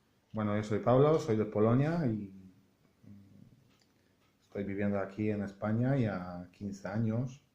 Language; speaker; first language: Spanish; non-native, fluent; Polish